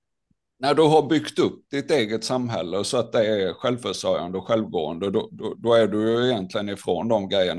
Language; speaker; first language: Swedish; native; Swedish